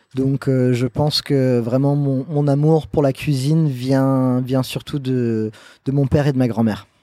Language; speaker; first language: French; non-native, fluent; English